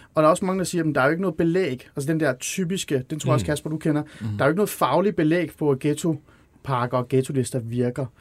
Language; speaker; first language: Danish; early bilingual, other home language; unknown